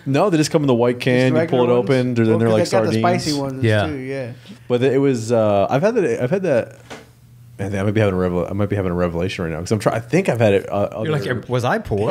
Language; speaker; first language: English; native; English